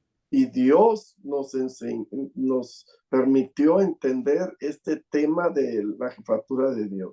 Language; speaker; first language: Spanish; native; Spanish